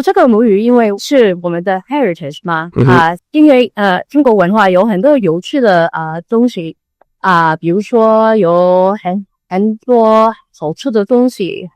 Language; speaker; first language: Chinese; non-native, learner; Cantonese